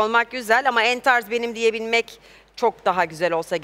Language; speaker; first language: Turkish; native; Turkish